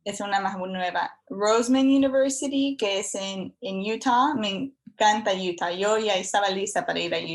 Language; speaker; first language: Spanish; early bilingual, heritage; Spanish